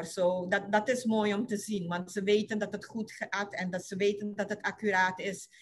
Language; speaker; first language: Dutch; non-native, local second language; Papiamento